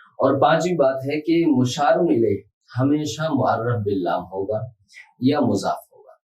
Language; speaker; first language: Urdu; native; Urdu